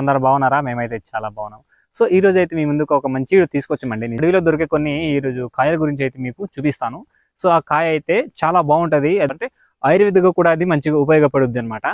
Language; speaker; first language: Telugu; non-native, local second language; Odia